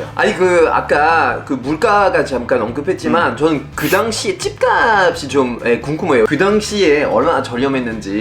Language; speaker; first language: Korean; non-native, fluent; French